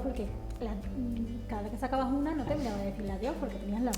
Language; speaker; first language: Spanish; native; Spanish